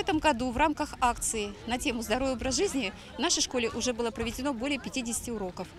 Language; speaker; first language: Russian; native; Russian